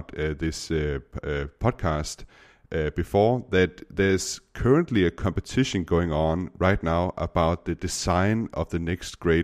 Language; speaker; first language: English; non-native, fluent; Danish